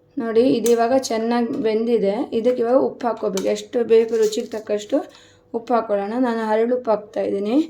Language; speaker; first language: Kannada; non-native, local second language; Konkani